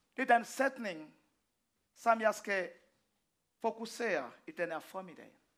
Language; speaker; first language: Danish; non-native, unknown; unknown